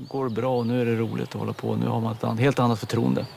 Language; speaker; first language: Swedish; native; Swedish